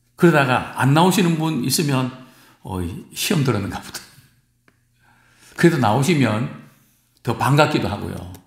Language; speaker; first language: Korean; native; Korean